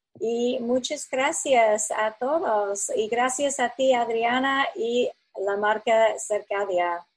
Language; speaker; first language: Spanish; non-native, fluent; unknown